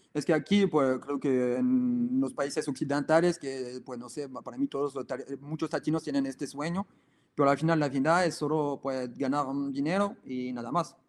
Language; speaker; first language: Spanish; non-native, fluent; French